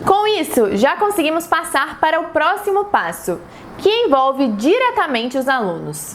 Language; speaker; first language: Portuguese; native; Portuguese